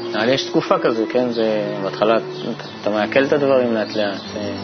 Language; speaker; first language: Hebrew; early bilingual, other home language; French